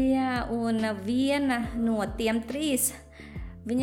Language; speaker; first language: Latvian; non-native, fluent; Thai